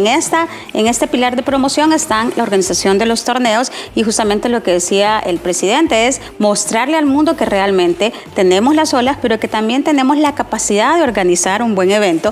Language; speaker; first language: Spanish; native; Spanish